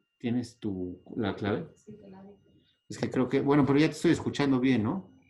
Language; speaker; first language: Spanish; native; Spanish